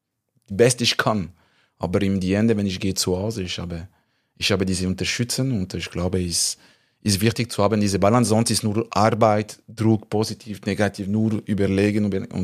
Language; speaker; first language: German; non-native, local second language; French